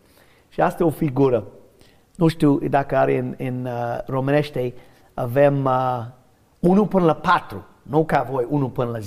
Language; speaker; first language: Romanian; non-native, fluent; English